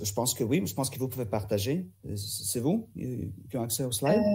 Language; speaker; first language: French; non-native, fluent; Russian